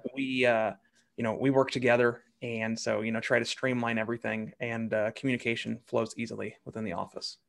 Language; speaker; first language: English; native; English